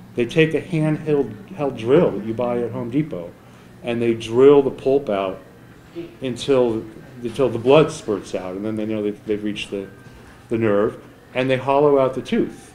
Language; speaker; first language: English; native; English